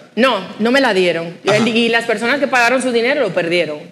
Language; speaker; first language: Spanish; non-native, fluent; Haitian Creole